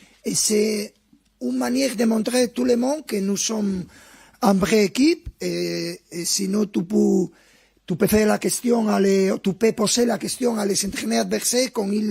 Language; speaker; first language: French; non-native, fluent; Spanish